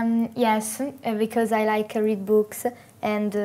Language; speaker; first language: English; non-native, learner; Italian